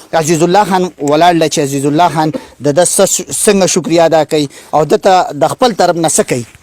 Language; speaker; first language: Pashto; native; Pashto